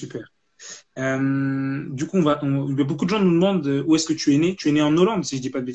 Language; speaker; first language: French; native; French